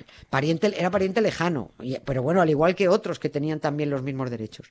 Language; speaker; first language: Spanish; native; Spanish